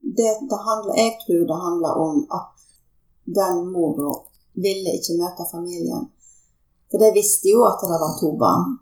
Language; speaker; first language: Norwegian; native; Norwegian